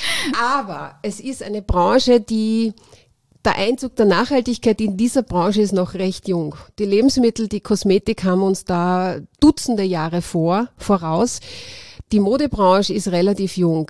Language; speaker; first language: German; native; German